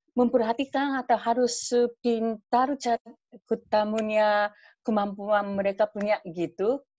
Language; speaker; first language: Indonesian; non-native, learner; Japanese